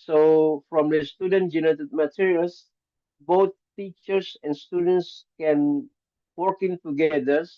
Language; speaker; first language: English; non-native, fluent; Indonesian